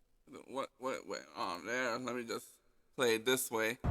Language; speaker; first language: English; native; English